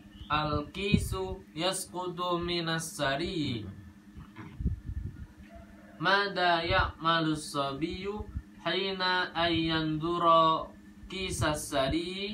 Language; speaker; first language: Arabic; non-native, learner; Indonesian